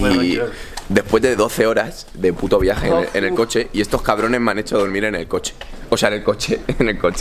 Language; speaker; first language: Spanish; native; Spanish